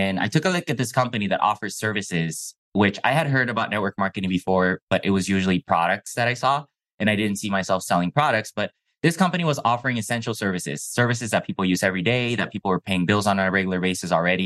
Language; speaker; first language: English; non-native, fluent; Chinese